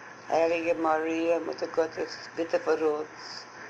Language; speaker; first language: German; early bilingual, heritage; German